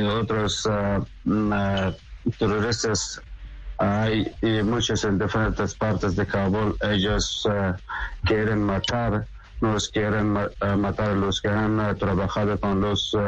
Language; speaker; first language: Spanish; non-native, learner; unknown